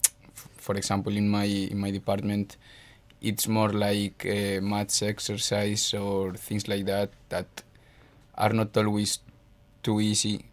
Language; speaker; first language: English; non-native, fluent; Spanish